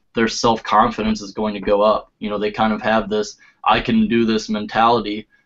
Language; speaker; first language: English; native; English